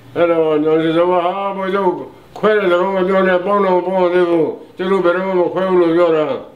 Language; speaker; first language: Burmese; native; Burmese